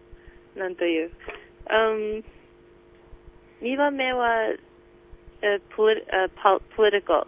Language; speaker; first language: Japanese; non-native, learner; English